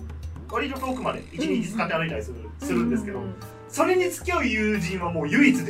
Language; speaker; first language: Japanese; native; Japanese